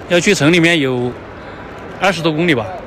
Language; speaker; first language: Chinese; native; Chinese